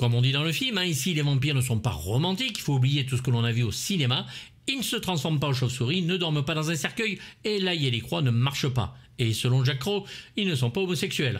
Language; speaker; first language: French; native; French